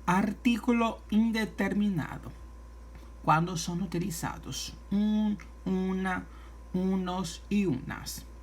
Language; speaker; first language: Spanish; non-native, fluent; Portuguese